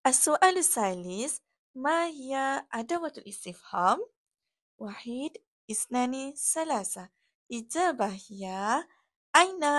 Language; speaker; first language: Arabic; non-native, fluent; Malay